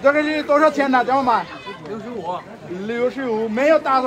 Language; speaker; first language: Chinese; non-native, learner; Bangla